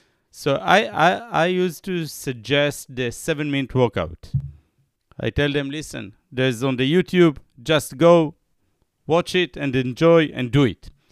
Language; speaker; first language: English; non-native, fluent; Hebrew